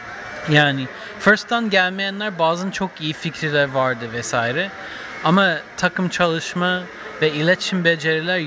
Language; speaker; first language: Turkish; non-native, fluent; English